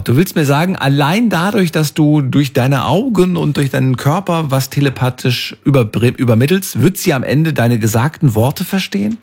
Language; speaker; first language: German; native; German